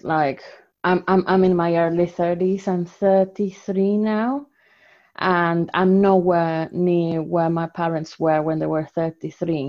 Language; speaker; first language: English; non-native, fluent; Spanish